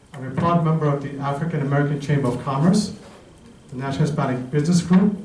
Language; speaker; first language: English; native; English